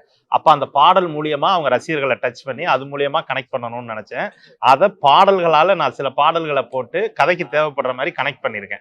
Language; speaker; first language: Tamil; native; Tamil